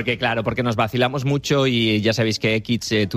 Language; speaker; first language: Spanish; native; Spanish